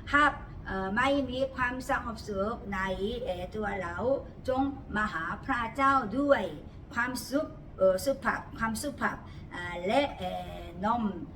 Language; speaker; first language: Thai; non-native, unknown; Korean